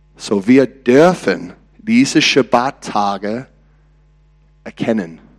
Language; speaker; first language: German; non-native, learner; English